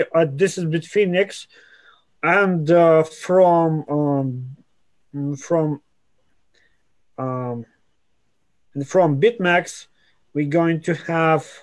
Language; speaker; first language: English; non-native, fluent; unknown